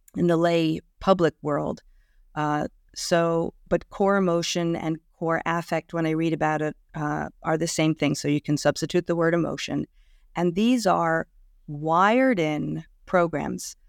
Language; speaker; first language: English; native; English